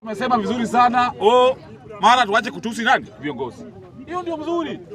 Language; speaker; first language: Swahili; native; Swahili